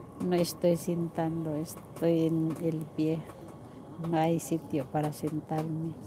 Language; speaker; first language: Spanish; non-native, learner; Filipino